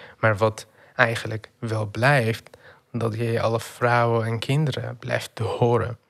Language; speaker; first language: Dutch; non-native, fluent; Arabic